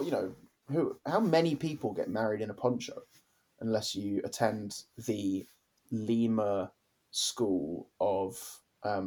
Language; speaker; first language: English; native; English